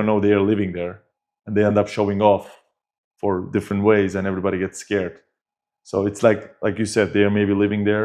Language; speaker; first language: English; non-native, fluent; Turkish